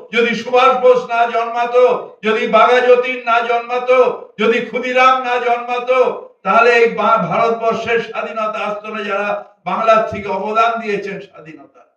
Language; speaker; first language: Bangla; native; Bangla